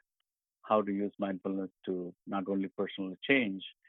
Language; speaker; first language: English; non-native, local second language; Tamil